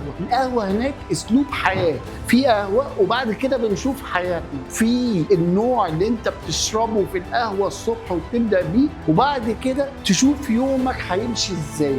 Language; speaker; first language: Arabic; native; Arabic